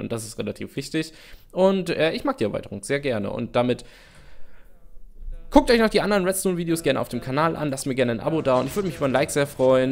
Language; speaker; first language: German; native; German